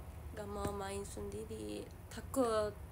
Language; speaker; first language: Indonesian; non-native, learner; Japanese